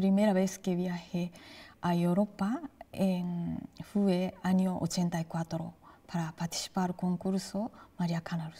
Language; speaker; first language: Spanish; non-native, learner; Japanese